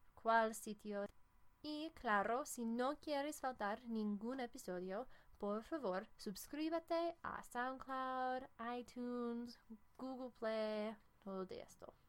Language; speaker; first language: Spanish; non-native, fluent; English